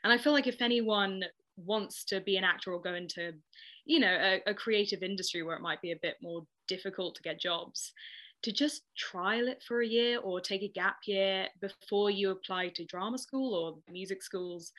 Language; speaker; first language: English; native; English